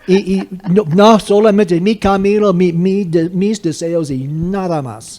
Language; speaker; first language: Spanish; non-native, fluent; English